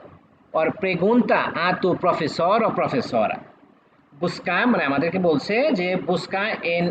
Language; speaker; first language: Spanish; non-native, fluent; Bangla